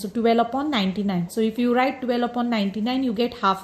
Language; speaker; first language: English; non-native, local second language; Konkani